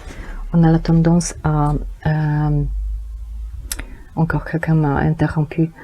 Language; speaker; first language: French; non-native, learner; Polish